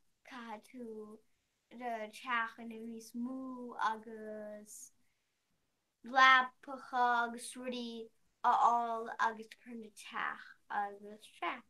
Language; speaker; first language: Irish; non-native, learner; English